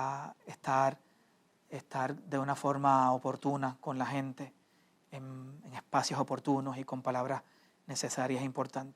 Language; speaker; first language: Spanish; native; Spanish